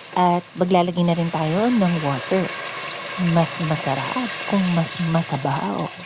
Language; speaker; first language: Filipino; non-native, local second language; Pampanga